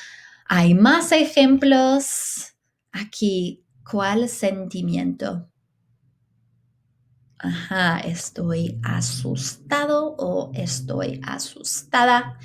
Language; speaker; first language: Spanish; non-native, fluent; English